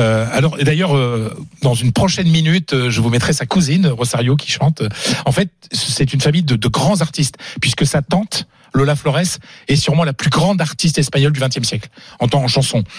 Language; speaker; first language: French; native; French